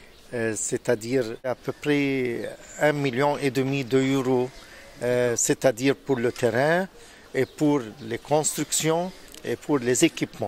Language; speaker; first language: French; non-native, fluent; Arabic